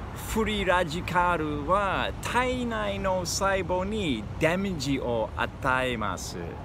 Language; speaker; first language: Japanese; non-native, learner; English